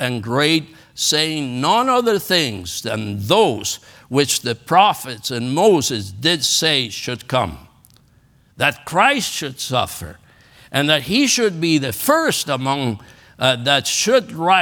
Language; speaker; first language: English; non-native, fluent; Spanish